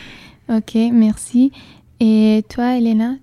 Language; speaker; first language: French; non-native, fluent; Italian